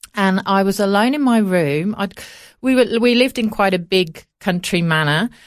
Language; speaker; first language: English; native; English